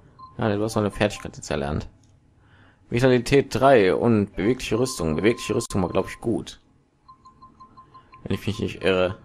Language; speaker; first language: German; native; German